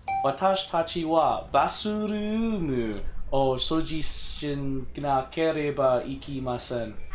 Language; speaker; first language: Japanese; non-native, learner; English